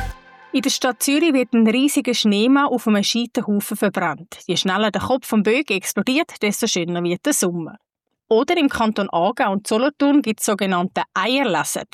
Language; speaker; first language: German; native; German